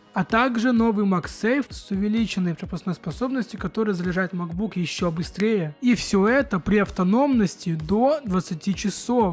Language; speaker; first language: Russian; native; Russian